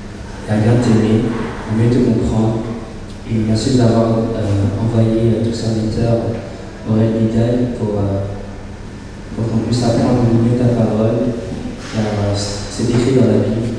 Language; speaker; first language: French; non-native, fluent; Chinese